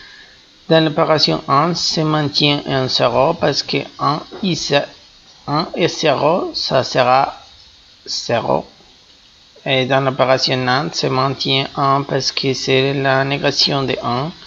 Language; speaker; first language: French; non-native, fluent; Spanish